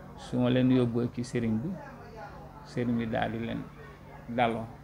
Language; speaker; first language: Wolof; non-native, local second language; Jola-Fonyi